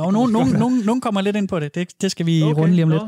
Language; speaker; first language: Danish; native; Danish